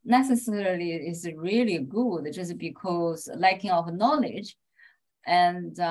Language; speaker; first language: English; non-native, fluent; Chinese